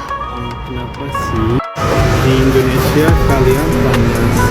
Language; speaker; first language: Indonesian; non-native, learner; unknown